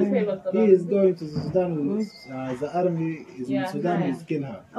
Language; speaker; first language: English; non-native, learner; Arabic